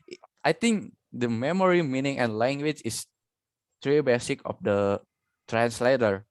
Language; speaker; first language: English; non-native, learner; Indonesian